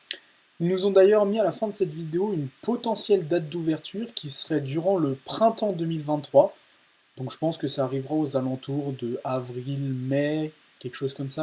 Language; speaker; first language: French; native; French